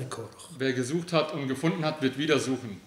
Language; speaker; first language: German; early bilingual, other home language; Aramaic